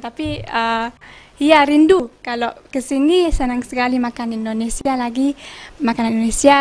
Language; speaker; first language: Indonesian; early bilingual, heritage; Indonesian